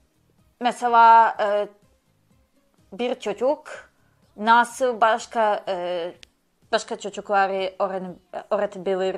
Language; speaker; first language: Turkish; non-native, learner; Bosnian